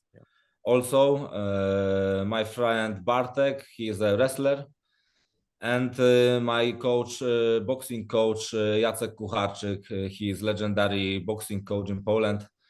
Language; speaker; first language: English; non-native, learner; Polish